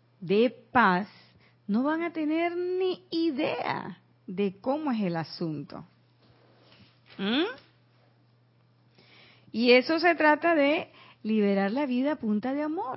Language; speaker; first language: Spanish; native; Spanish